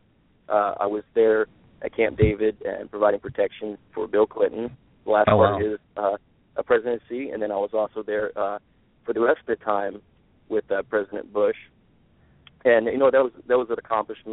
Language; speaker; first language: English; native; English